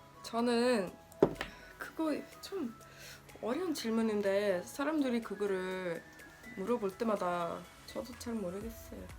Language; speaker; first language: Korean; non-native, learner; Swedish